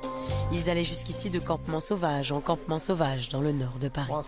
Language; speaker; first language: French; native; French